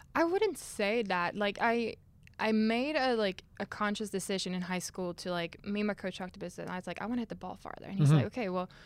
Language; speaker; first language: English; non-native, fluent; Swedish